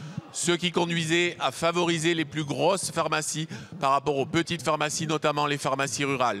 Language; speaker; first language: French; native; French